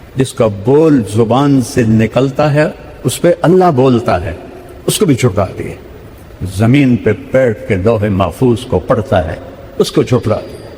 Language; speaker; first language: Urdu; non-native, local second language; Punjabi